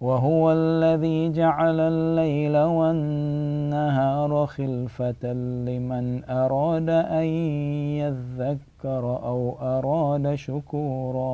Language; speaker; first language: Arabic; non-native, learner; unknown